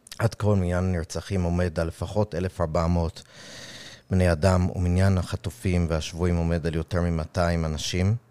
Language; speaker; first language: Hebrew; early bilingual, other home language; English